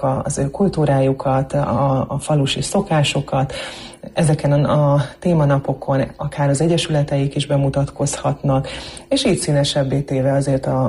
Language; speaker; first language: Hungarian; non-native, local second language; Croatian